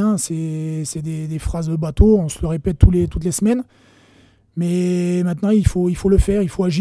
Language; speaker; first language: French; native; French